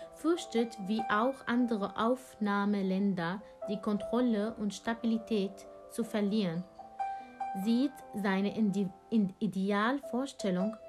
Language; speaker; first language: German; non-native, fluent; Arabic